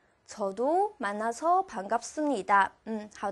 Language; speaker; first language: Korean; non-native, fluent; Chinese